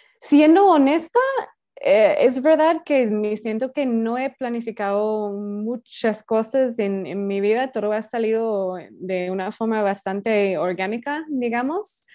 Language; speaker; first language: Spanish; non-native, fluent; English